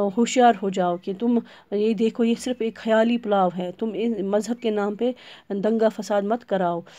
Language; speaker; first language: Urdu; non-native, local second language; Kashmiri